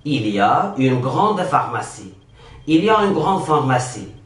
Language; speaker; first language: French; non-native, fluent; Arabic